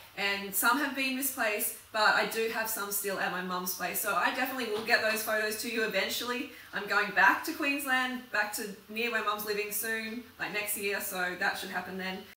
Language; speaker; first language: English; native; English